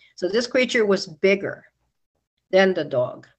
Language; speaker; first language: English; non-native, local second language; Filipino